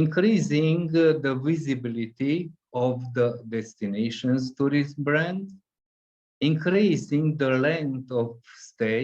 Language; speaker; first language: English; non-native, fluent; Hungarian